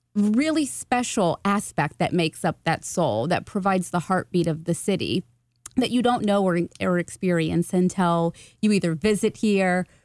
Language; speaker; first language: English; native; English